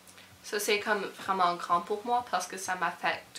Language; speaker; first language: French; non-native, local second language; English